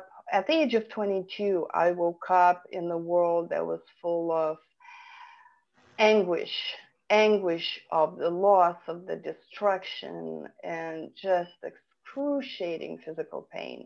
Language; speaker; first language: English; non-native, fluent; Lithuanian